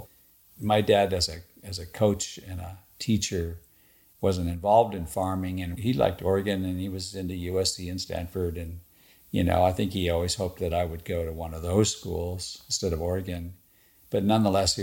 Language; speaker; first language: English; native; English